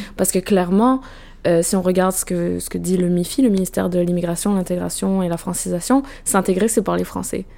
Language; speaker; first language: French; native; French